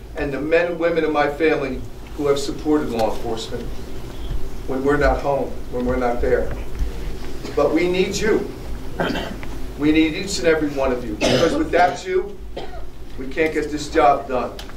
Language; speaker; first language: English; native; English